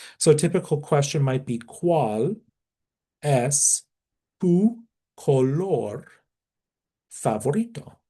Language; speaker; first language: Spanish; non-native, fluent; English